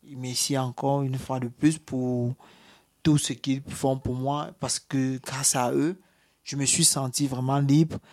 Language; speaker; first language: French; native; French